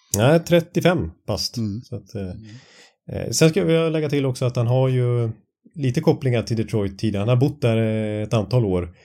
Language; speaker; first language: Swedish; native; Swedish